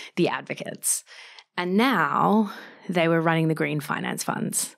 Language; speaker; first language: English; native; English